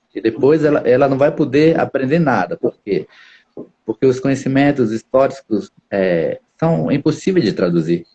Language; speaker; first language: Portuguese; non-native, local second language; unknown